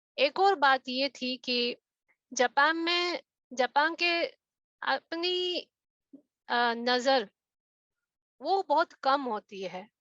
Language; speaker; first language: Hindi; non-native, fluent; Japanese